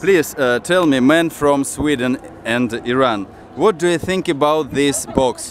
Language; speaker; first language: English; non-native, learner; Russian